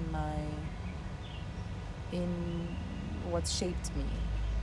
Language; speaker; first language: English; non-native, local second language; Zulu